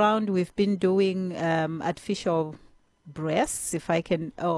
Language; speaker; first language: English; non-native, local second language; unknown